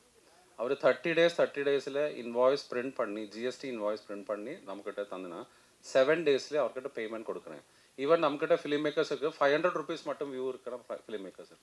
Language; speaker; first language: Tamil; non-native, fluent; Malayalam